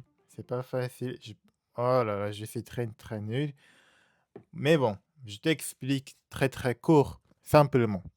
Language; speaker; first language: French; non-native, learner; Japanese